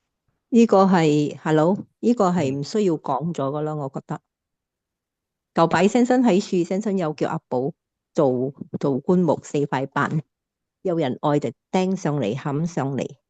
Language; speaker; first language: Cantonese; native; Cantonese